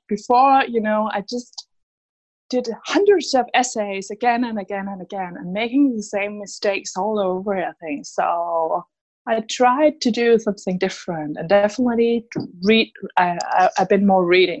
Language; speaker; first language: English; non-native, fluent; Danish